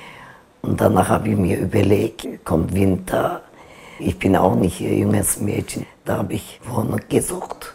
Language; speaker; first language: German; non-native, learner; Turkish